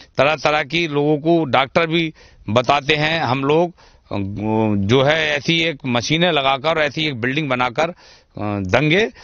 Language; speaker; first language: Hindi; native; Hindi